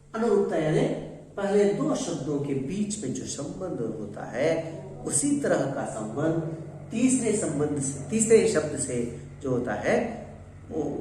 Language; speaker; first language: Hindi; non-native, local second language; Kannada